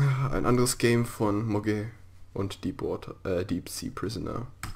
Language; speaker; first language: German; native; German